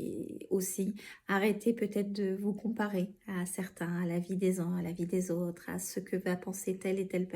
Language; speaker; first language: French; native; French